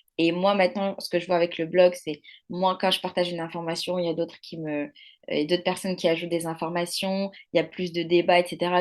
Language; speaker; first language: French; non-native, local second language; Arabic